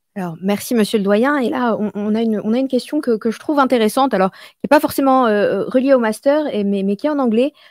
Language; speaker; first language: French; non-native, local second language; Arabic